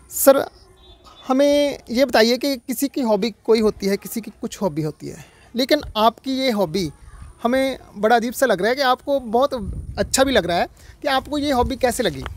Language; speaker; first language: Hindi; non-native, local second language; Punjabi